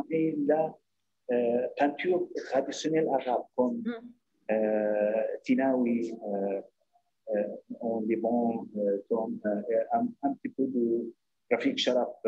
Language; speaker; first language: French; non-native, learner; Arabic